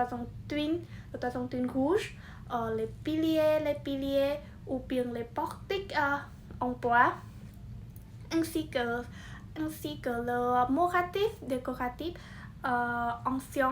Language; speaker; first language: French; non-native, learner; Vietnamese